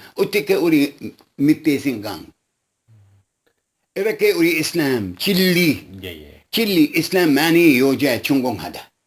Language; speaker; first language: Korean; non-native, local second language; Arabic